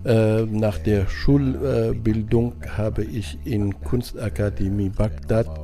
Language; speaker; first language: German; non-native, fluent; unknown